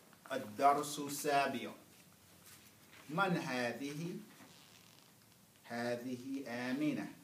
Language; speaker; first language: Arabic; non-native, fluent; English